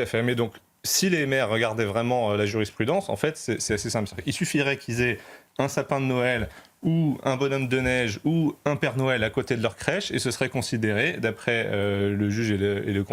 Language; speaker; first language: French; native; French